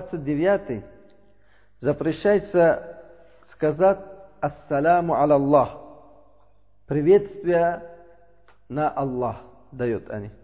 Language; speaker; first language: Russian; non-native, learner; Uzbek